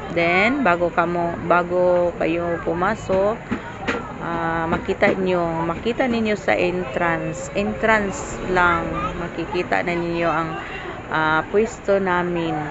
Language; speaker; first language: Filipino; non-native, local second language; Cebuano